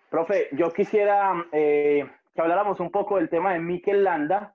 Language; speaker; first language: Spanish; native; Spanish